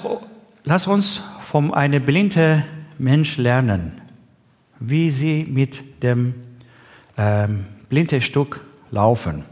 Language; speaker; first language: German; non-native, learner; Persian